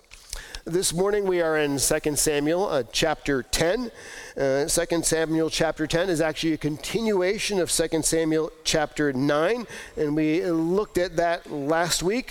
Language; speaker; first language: English; native; English